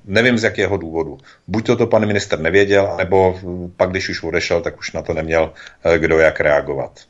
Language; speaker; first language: Czech; native; Czech